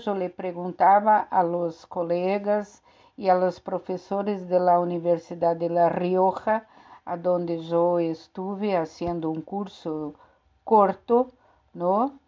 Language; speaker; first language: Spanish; non-native, fluent; Portuguese